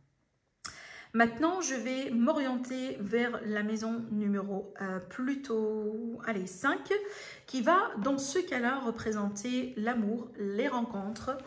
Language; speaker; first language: French; native; French